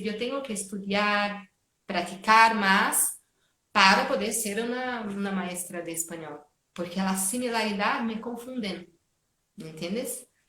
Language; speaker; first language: Spanish; non-native, fluent; Portuguese